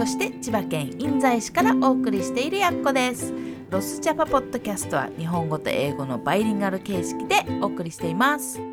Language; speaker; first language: Japanese; native; Japanese